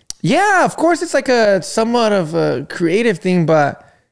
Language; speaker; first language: English; early bilingual, other home language; Spanish